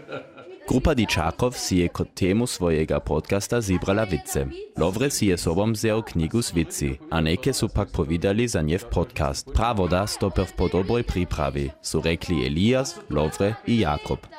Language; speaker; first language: Serbian; native; Serbian